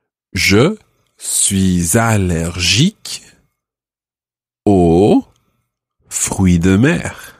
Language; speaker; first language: French; non-native, fluent; English